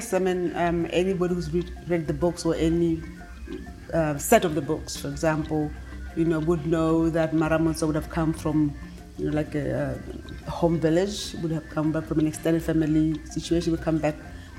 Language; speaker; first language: English; non-native, local second language; Tswana